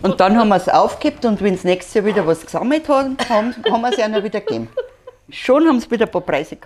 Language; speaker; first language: German; native; German